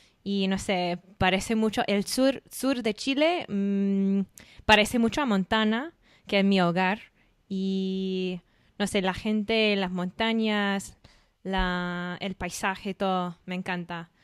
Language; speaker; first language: Spanish; non-native, fluent; English